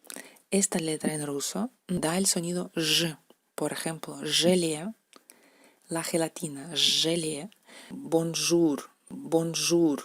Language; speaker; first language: Spanish; non-native, fluent; Russian